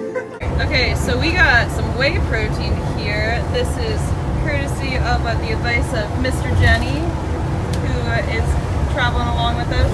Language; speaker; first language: English; native; English